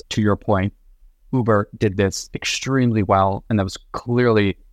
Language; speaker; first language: English; native; English